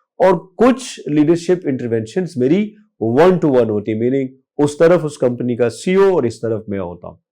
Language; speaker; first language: Urdu; non-native, local second language; Punjabi